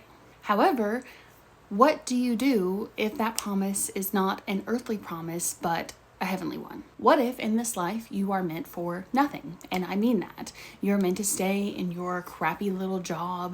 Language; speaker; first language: English; native; English